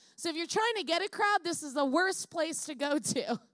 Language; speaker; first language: English; native; English